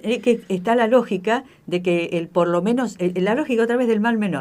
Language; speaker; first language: Spanish; native; Spanish